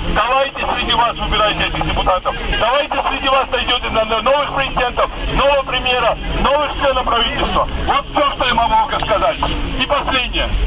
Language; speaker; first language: Russian; non-native, local second language; Georgian